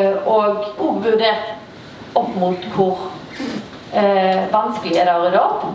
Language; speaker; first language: Norwegian; native; Norwegian